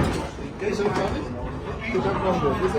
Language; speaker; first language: Dutch; non-native, learner; German